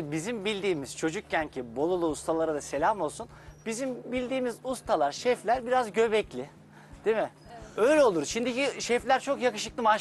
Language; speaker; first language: Turkish; native; Turkish